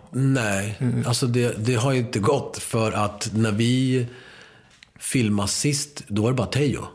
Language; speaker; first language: Swedish; early bilingual, other home language; Spanish